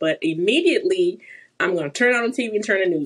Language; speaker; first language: English; native; English